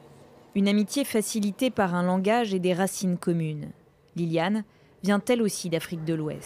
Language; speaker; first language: French; native; French